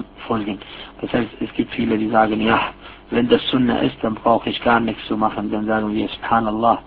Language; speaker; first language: German; non-native, fluent; Arabic